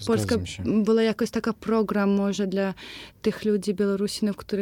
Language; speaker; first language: Polish; non-native, fluent; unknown